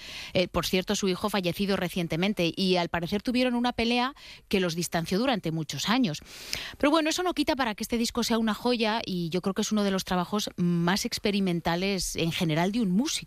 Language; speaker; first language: Spanish; native; Spanish